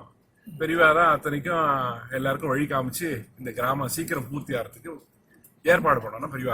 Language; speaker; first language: Tamil; native; Tamil